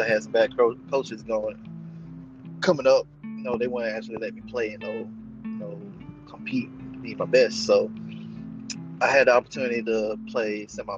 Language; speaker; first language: English; native; English